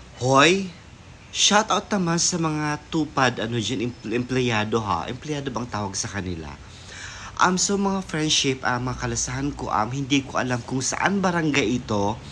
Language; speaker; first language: Filipino; non-native, local second language; Tausug